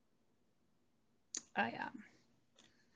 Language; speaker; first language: English; non-native, local second language; Zulu